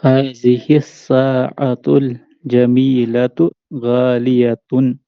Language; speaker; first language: Arabic; non-native, learner; Urdu